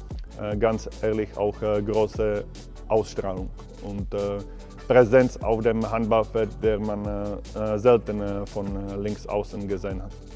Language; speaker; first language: German; non-native, fluent; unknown